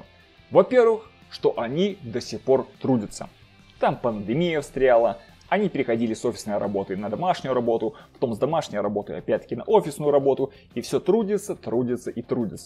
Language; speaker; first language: Russian; native; Russian